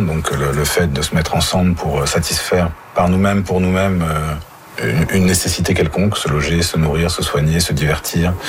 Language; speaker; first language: French; native; French